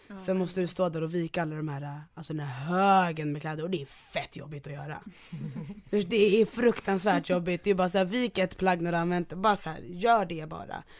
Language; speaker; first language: Swedish; early bilingual, other home language; Ganda